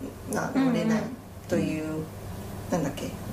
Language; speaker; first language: Japanese; non-native, fluent; Chinese